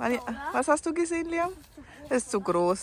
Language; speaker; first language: German; non-native, fluent; Filipino